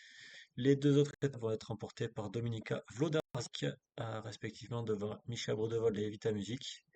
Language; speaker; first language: French; native; French